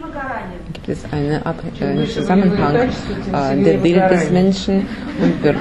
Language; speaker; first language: German; non-native, learner; Russian